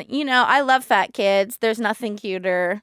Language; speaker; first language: English; native; English